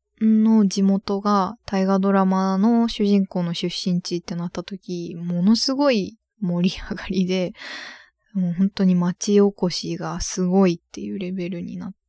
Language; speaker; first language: Japanese; native; Japanese